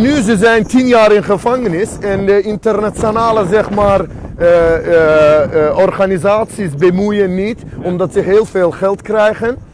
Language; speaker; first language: Dutch; non-native, fluent; Azerbaijani